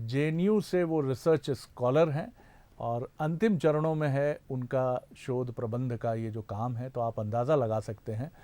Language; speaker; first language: Hindi; native; Hindi